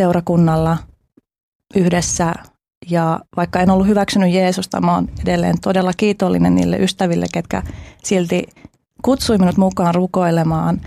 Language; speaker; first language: Finnish; early bilingual, other home language; Albanian